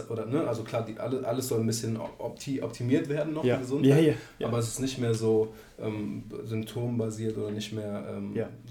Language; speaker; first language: German; native; German